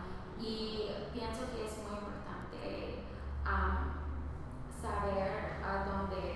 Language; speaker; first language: Spanish; early bilingual, heritage; Spanish